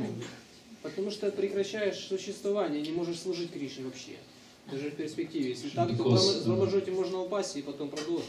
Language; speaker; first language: Russian; native; Russian